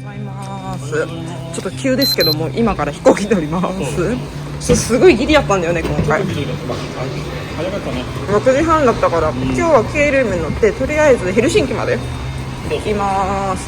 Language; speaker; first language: Japanese; native; Japanese